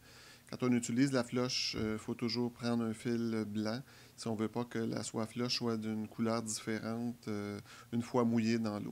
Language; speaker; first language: French; native; French